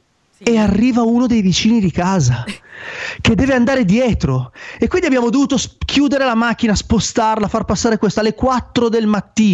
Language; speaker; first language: Italian; native; Italian